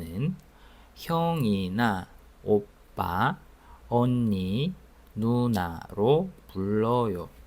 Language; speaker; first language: Korean; non-native, fluent; Russian